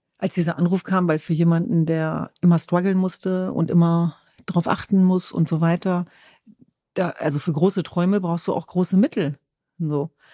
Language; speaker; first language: German; early bilingual, other home language; Kurdish